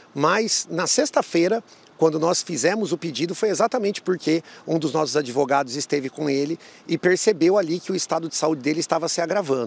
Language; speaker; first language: Portuguese; native; Portuguese